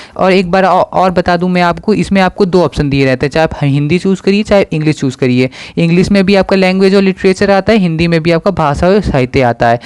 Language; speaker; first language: Hindi; native; Hindi